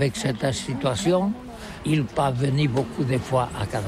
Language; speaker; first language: French; non-native, learner; Catalan